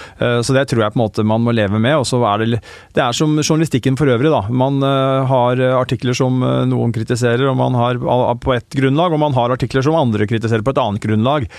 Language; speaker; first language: Norwegian; native; Norwegian